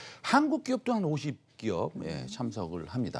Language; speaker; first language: Korean; native; Korean